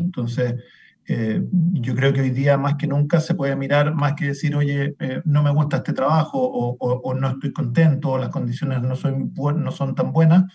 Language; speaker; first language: Spanish; native; Spanish